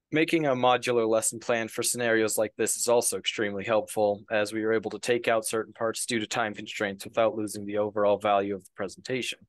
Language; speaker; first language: English; native; English